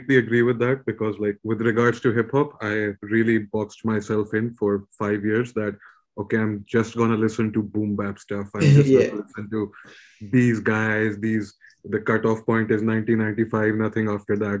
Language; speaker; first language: English; non-native, local second language; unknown